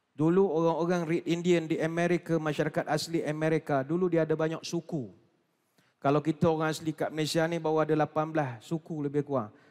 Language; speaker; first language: Malay; native; Malay